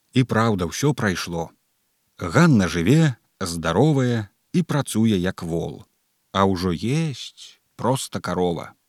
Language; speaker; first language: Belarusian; native; Belarusian